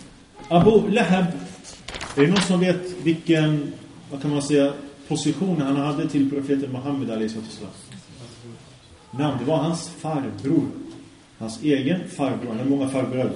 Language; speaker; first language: Swedish; early bilingual, other home language; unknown